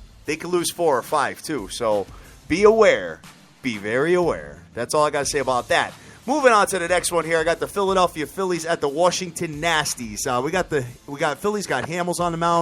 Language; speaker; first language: English; native; English